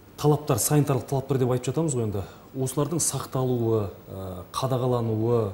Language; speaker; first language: Kazakh; native; Kazakh